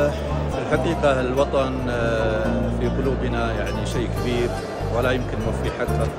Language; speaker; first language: Arabic; native; Arabic